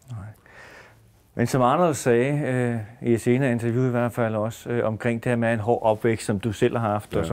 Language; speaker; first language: Danish; native; Danish